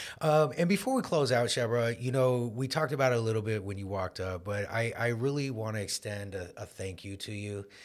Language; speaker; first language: English; native; English